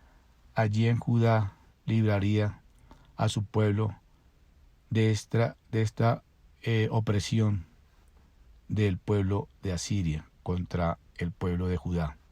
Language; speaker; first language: Spanish; native; Spanish